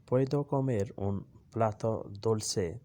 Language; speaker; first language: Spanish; non-native, learner; Urdu